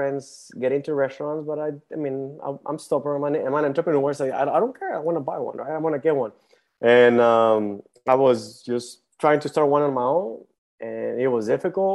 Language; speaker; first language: English; non-native, fluent; Spanish